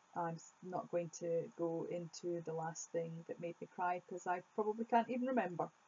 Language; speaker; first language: English; native; English